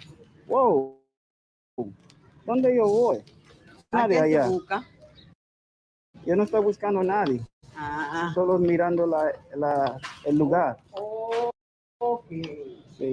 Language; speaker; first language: Spanish; non-native, learner; English